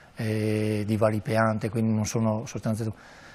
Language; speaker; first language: Italian; native; Italian